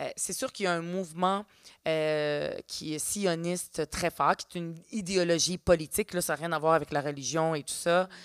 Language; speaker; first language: French; early bilingual, other home language; Arabic